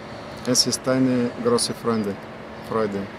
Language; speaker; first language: German; non-native, fluent; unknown